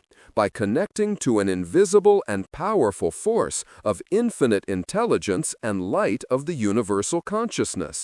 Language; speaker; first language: English; non-native, fluent; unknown